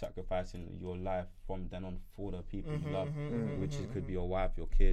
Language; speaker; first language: English; native; English